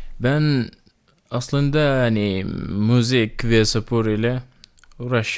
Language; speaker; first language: Turkish; non-native, learner; Arabic